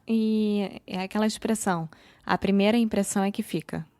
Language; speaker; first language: Portuguese; native; Portuguese